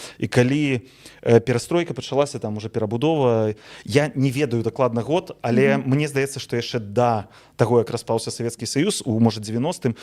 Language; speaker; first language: Belarusian; non-native, local second language; Russian